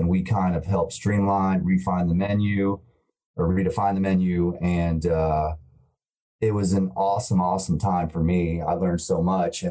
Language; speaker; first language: English; native; English